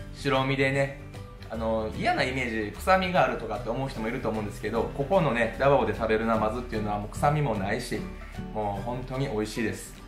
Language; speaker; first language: Japanese; native; Japanese